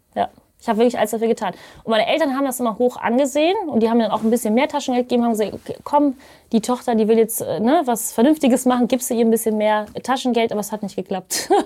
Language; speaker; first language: German; native; German